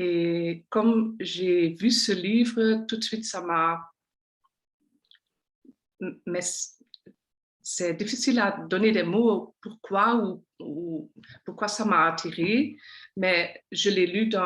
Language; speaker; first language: French; non-native, local second language; Dutch